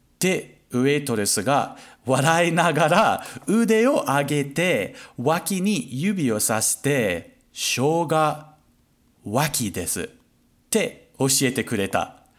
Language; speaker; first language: Japanese; non-native, fluent; English